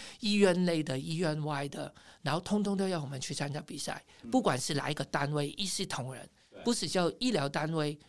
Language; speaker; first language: Chinese; non-native, local second language; Cantonese